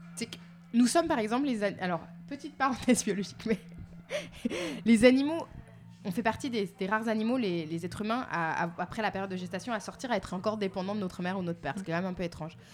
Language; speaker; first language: French; native; French